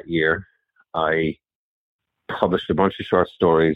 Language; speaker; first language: English; native; English